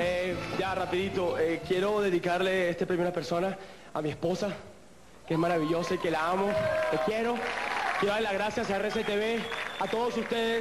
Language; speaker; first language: Spanish; native; Spanish